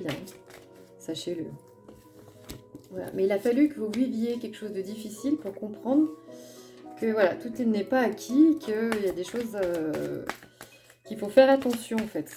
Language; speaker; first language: French; native; French